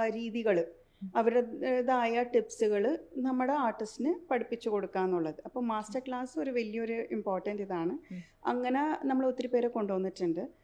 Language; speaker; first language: Malayalam; early bilingual, heritage; Malayalam